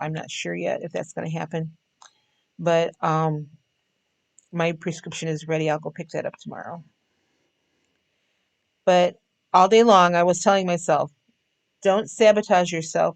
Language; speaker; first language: English; native; English